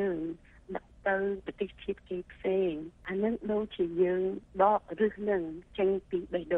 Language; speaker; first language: Khmer; early bilingual, heritage; Khmer